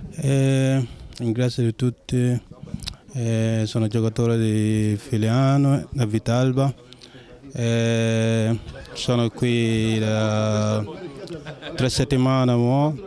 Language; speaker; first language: Italian; non-native, learner; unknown